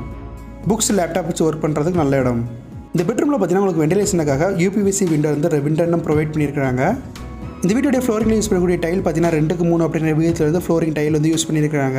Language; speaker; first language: Tamil; native; Tamil